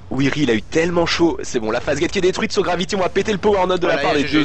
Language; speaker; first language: French; native; French